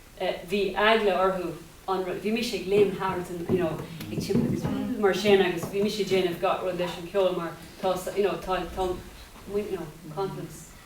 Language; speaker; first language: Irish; non-native, local second language; English